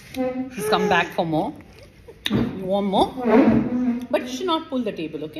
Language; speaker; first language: English; non-native, local second language; Kannada